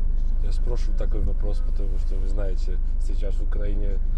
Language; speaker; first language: Russian; non-native, learner; Polish